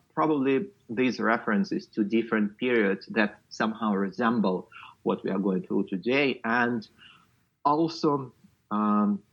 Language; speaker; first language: English; non-native, fluent; Ukrainian